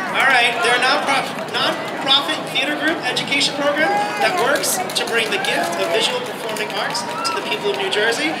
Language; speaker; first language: English; native; English